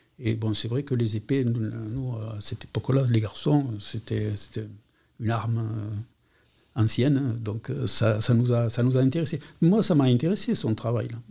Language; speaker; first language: French; non-native, local second language; Catalan